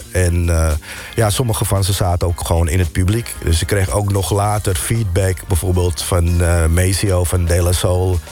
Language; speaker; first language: Dutch; native; Dutch